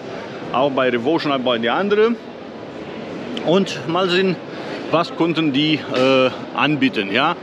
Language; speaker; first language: German; non-native, fluent; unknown